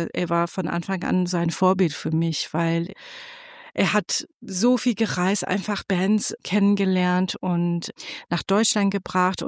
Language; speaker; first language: German; non-native, fluent; Persian